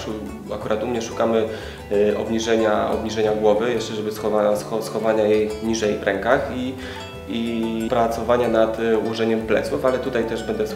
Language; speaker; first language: Polish; native; Polish